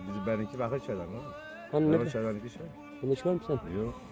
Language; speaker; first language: Turkish; native; Turkish